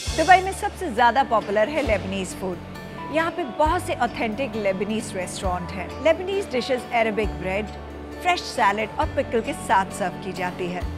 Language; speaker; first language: Hindi; native; Hindi